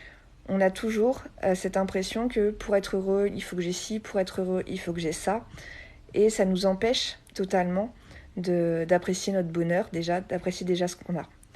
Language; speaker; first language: French; native; French